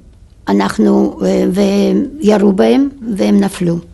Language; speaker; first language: Hebrew; non-native, fluent; Yiddish